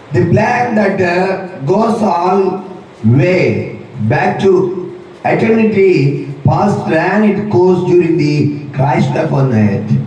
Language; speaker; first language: English; non-native, local second language; Telugu